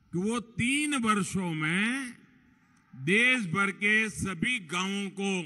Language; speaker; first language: Hindi; non-native, local second language; Gujarati